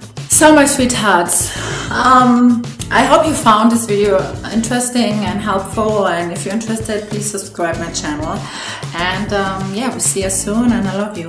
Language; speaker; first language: English; non-native, fluent; German